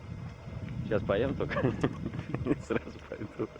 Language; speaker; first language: Russian; native; Russian